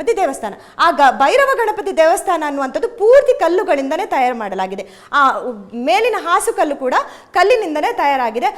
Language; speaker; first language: Kannada; native; Kannada